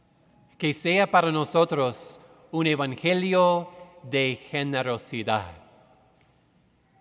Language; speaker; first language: Spanish; non-native, fluent; English